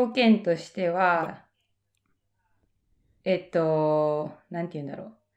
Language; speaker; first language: Japanese; native; Japanese